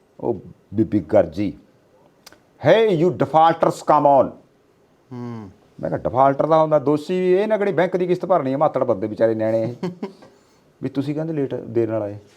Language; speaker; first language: Punjabi; native; Punjabi